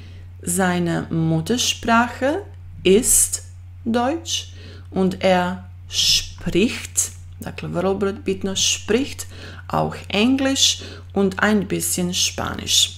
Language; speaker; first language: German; non-native, fluent; Croatian